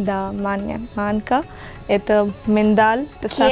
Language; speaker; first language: Russian; non-native, learner; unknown